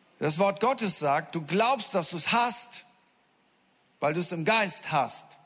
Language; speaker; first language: German; native; German